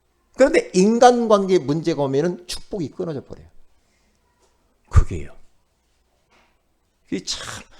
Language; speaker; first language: Korean; native; Korean